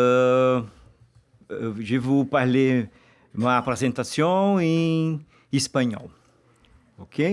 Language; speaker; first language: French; non-native, learner; Portuguese